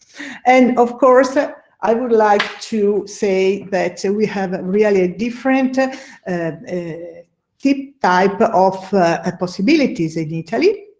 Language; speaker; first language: English; non-native, fluent; Italian